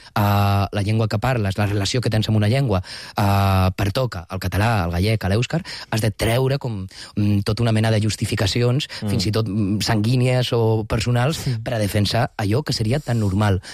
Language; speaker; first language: Catalan; non-native, local second language; Spanish